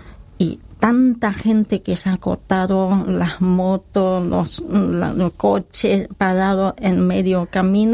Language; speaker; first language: Spanish; non-native, learner; Khmer